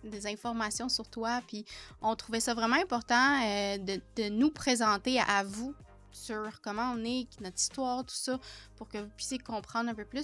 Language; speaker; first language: French; native; French